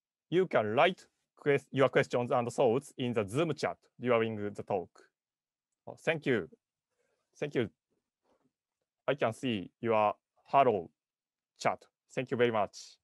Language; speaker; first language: English; non-native, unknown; Japanese